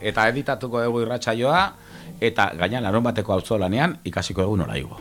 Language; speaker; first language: Basque; non-native, local second language; Spanish